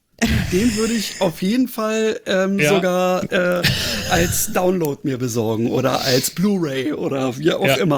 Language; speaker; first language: German; native; German